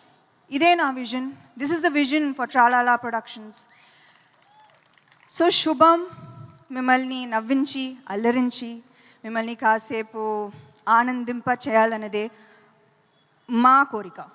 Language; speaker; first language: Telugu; non-native, fluent; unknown